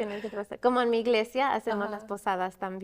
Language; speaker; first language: Spanish; early bilingual, other home language; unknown